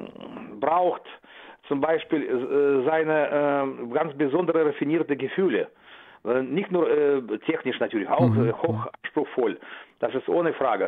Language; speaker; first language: German; non-native, fluent; Russian